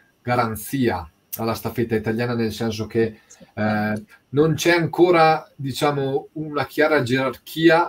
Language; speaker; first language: Italian; native; Italian